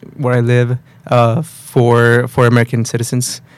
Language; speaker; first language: English; early bilingual, other home language; Spanish